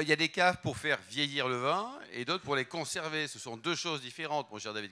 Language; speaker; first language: French; native; French